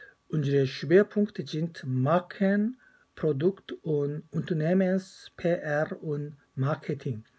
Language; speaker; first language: German; non-native, fluent; Korean